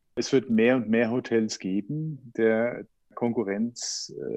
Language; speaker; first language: German; native; German